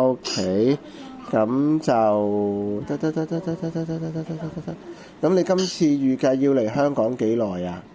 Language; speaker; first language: Cantonese; native; Cantonese